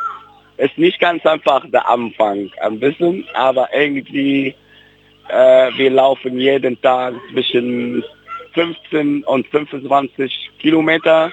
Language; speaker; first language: German; non-native, fluent; Arabic